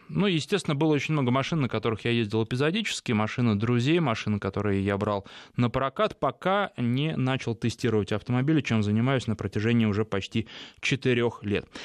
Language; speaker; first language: Russian; native; Russian